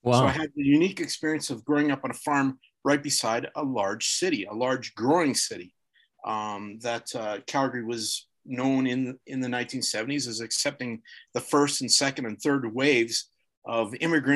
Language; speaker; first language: English; native; English